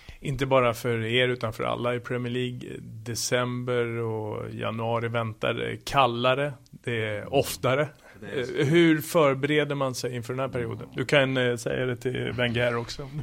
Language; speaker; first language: Swedish; native; Swedish